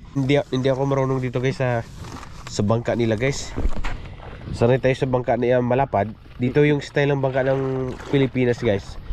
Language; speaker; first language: Filipino; non-native, local second language; Iloko